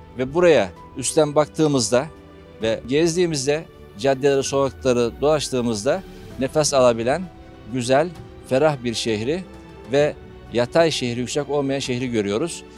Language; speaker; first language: Turkish; native; Turkish